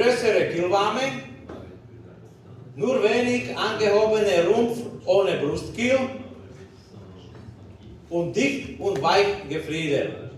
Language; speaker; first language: German; non-native, learner; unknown